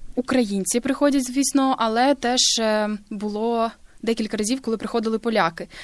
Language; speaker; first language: Ukrainian; native; Ukrainian